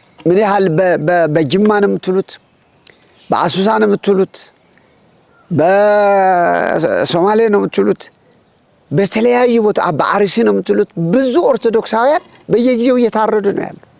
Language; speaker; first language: Amharic; native; Amharic